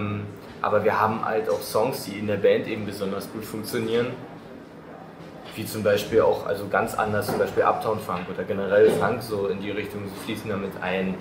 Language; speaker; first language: German; native; German